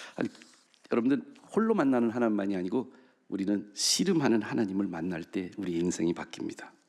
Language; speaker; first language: Korean; early bilingual, heritage; Korean